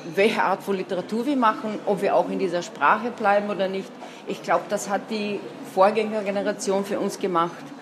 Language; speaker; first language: German; non-native, local second language; Slovenian